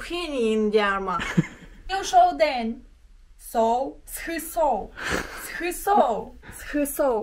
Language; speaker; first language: Chinese; non-native, learner; Russian